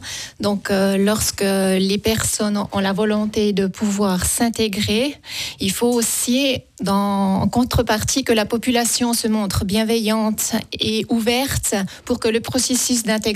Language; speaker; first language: French; native; French